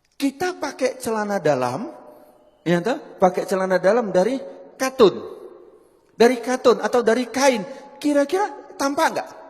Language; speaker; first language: Indonesian; non-native, local second language; Javanese